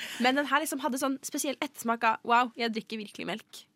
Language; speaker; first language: Norwegian; native; Norwegian